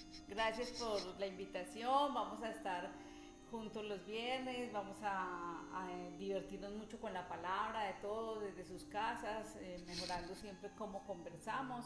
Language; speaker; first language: Spanish; native; Spanish